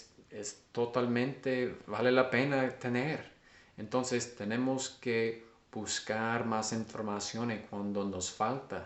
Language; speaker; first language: Spanish; non-native, learner; English